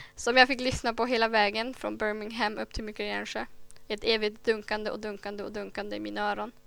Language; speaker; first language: Swedish; native; Swedish